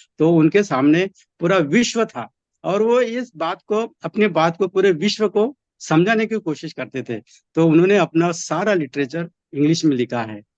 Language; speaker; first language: Hindi; non-native, local second language; Marathi